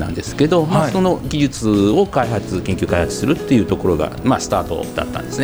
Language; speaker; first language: Japanese; native; Japanese